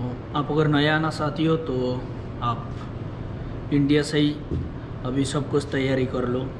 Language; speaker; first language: Hindi; non-native, local second language; Bangla